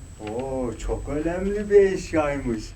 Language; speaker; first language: Turkish; native; Turkish